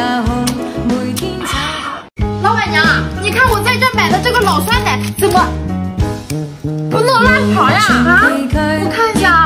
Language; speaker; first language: Chinese; native; Chinese